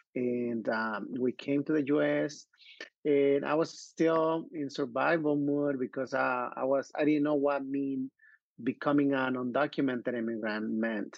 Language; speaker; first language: English; non-native, fluent; Spanish